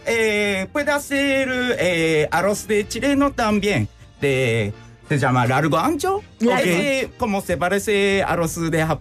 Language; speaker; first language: Spanish; non-native, learner; Japanese